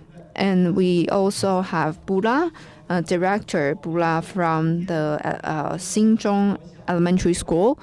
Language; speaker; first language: English; non-native, fluent; Chinese